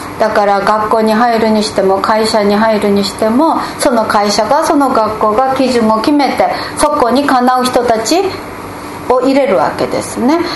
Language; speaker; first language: Japanese; non-native, fluent; Korean